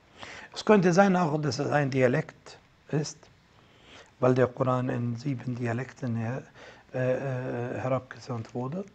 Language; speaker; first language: German; non-native, fluent; Arabic